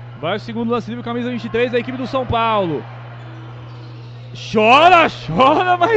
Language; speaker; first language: Portuguese; native; Portuguese